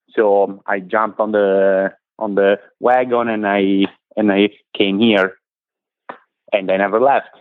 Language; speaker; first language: English; non-native, fluent; Italian